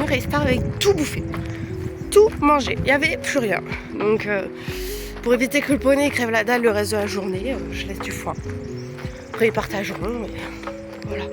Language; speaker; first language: French; native; French